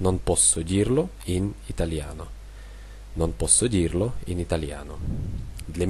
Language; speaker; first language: Italian; non-native, fluent; Russian